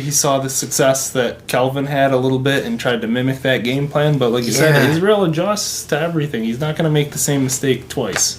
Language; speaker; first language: English; native; English